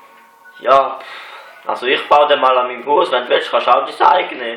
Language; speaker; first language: German; native; German